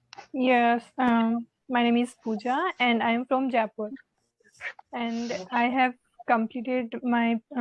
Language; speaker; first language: English; non-native, learner; Hindi